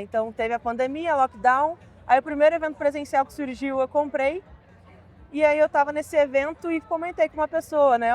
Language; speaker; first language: Portuguese; native; Portuguese